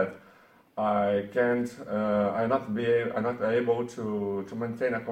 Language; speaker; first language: English; non-native, learner; Portuguese